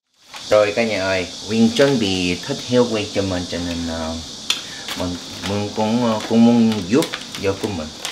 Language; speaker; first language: Vietnamese; non-native, learner; Korean